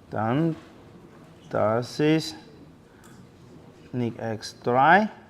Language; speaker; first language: German; non-native, learner; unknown